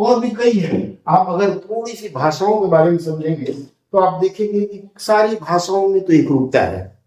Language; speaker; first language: Hindi; native; Hindi